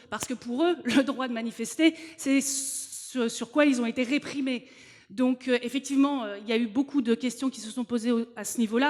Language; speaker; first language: French; native; French